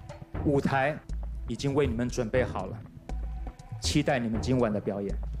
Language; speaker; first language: Chinese; native; Chinese